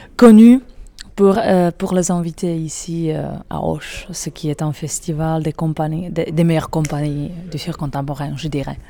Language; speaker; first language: French; non-native, learner; Czech